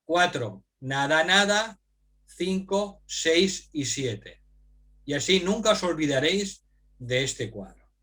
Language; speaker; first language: Spanish; native; Spanish